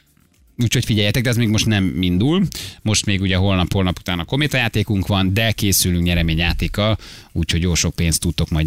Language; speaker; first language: Hungarian; native; Hungarian